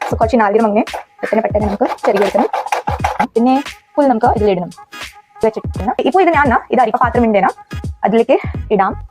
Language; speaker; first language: Malayalam; non-native, fluent; Hindi